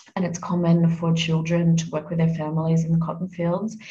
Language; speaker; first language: English; native; English